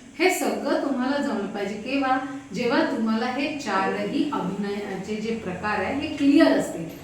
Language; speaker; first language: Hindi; non-native, local second language; Marathi